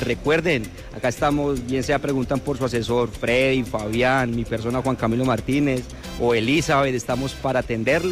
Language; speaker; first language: Spanish; native; Spanish